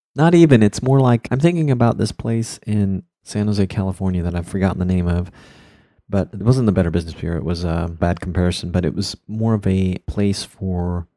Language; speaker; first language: English; native; English